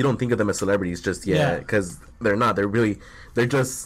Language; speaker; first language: English; early bilingual, other home language; Spanish